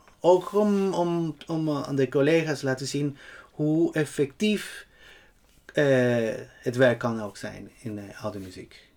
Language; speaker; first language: Dutch; non-native, fluent; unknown